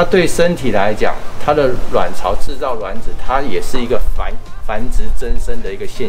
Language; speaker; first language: Chinese; native; Chinese